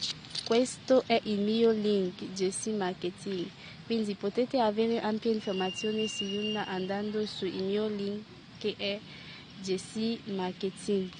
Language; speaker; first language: Italian; non-native, learner; French